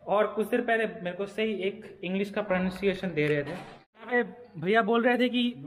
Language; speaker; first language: Hindi; native; Hindi